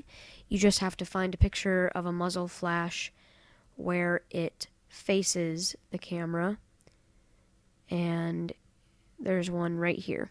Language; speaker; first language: English; native; English